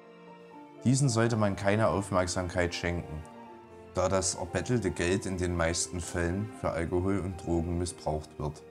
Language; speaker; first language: German; native; German